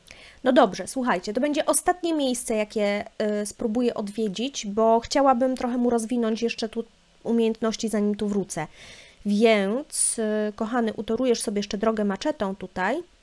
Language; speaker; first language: Polish; native; Polish